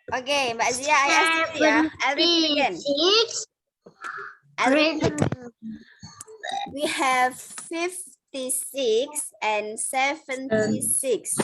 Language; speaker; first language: English; non-native, local second language; Indonesian